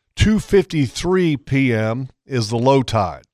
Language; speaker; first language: English; native; English